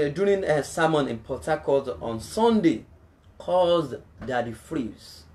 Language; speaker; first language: English; non-native, local second language; Yoruba